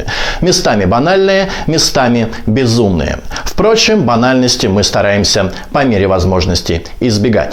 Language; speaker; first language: Russian; native; Russian